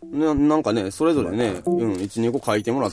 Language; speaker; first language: Japanese; native; Japanese